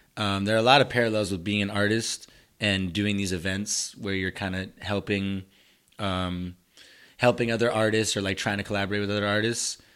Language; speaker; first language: English; early bilingual, other home language; Spanish